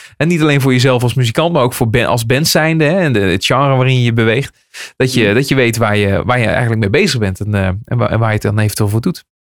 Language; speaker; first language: Dutch; native; Dutch